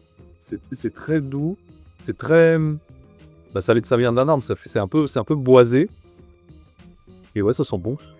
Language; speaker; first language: French; native; French